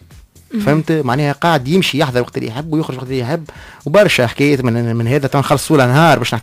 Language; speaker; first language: Arabic; native; Arabic